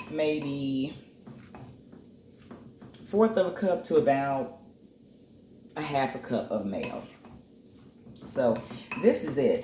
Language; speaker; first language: English; native; English